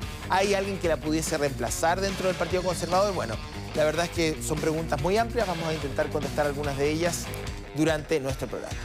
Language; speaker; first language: Spanish; native; Spanish